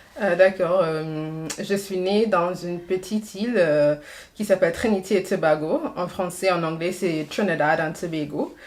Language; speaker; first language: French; non-native, fluent; English